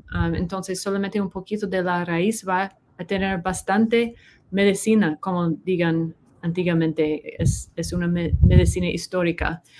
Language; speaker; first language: Spanish; non-native, learner; English